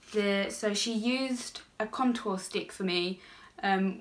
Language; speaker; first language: English; native; English